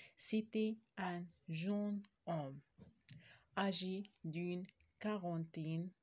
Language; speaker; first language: French; non-native, local second language; Arabic